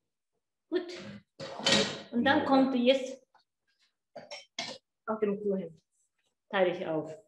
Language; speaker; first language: German; non-native, learner; Japanese